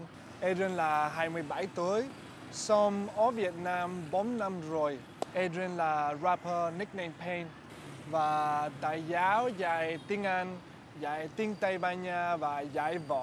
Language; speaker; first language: Vietnamese; non-native, learner; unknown